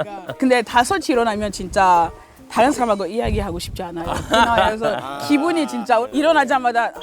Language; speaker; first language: Korean; non-native, fluent; French